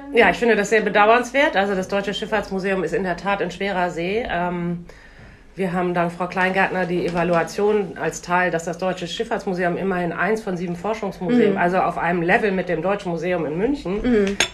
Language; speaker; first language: German; native; German